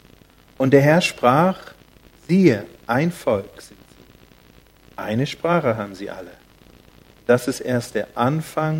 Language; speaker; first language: German; non-native, fluent; English